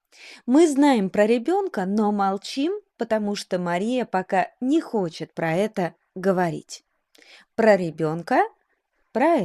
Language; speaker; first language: Russian; non-native, fluent; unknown